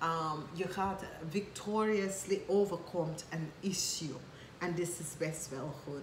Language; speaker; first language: Dutch; non-native, fluent; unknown